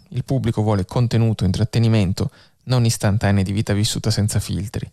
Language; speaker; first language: Italian; native; Italian